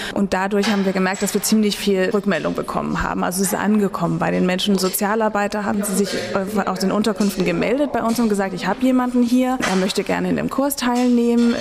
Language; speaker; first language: German; native; German